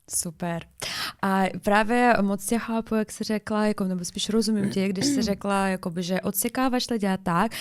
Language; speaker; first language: Czech; non-native, fluent; Russian